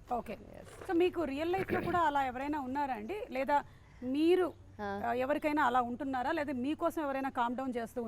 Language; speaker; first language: Telugu; native; Telugu